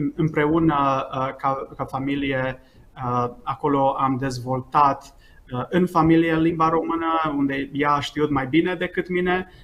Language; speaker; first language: Romanian; early bilingual, heritage; Romanian